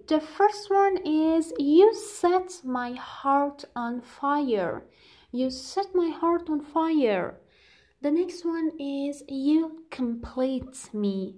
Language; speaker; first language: English; non-native, fluent; Persian